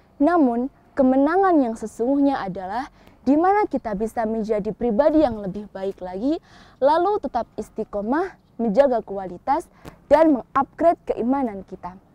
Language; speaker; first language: Indonesian; native; Indonesian